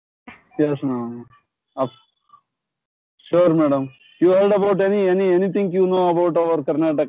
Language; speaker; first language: English; non-native, learner; Kannada